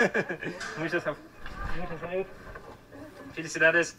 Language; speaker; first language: Spanish; non-native, fluent; Russian